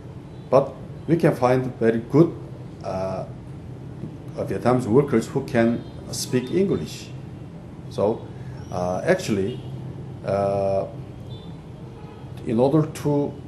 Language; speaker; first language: English; non-native, fluent; Korean